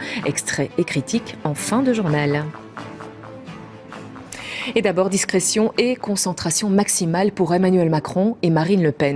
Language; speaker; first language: French; native; French